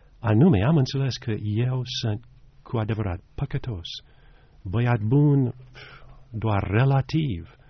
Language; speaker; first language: Romanian; non-native, fluent; English